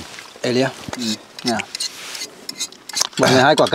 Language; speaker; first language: Vietnamese; native; Vietnamese